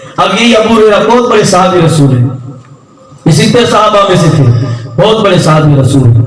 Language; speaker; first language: Urdu; non-native, local second language; Gujarati